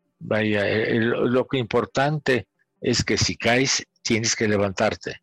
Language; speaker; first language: Spanish; native; Spanish